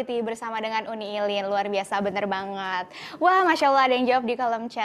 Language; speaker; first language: Indonesian; native; Indonesian